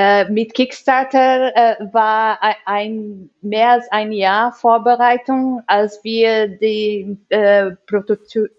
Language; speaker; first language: German; non-native, learner; Portuguese